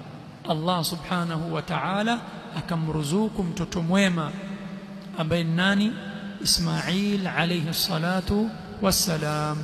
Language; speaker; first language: Arabic; non-native, fluent; Swahili